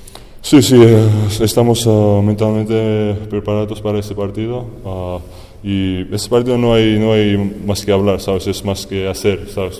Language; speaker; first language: Spanish; non-native, fluent; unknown